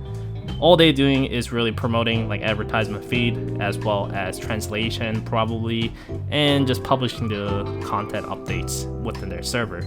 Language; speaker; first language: English; non-native, fluent; Korean